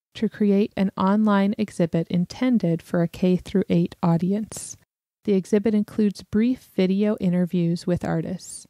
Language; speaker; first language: English; native; English